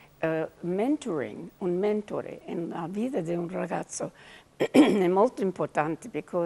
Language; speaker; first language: Italian; early bilingual, heritage; English